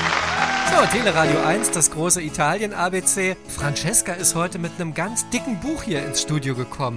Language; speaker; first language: German; native; German